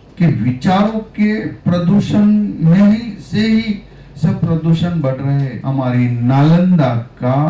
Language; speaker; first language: Hindi; non-native, local second language; Gujarati